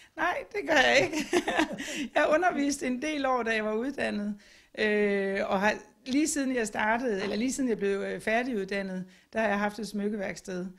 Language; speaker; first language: Danish; native; Danish